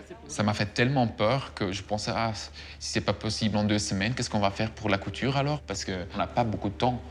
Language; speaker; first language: French; non-native, fluent; Dutch